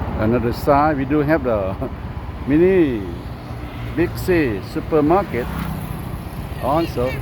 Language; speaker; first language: English; non-native, learner; Lao